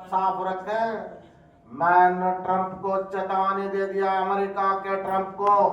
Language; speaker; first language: Hindi; non-native, local second language; Telugu